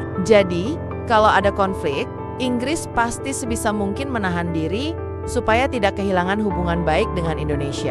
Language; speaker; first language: Indonesian; native; Indonesian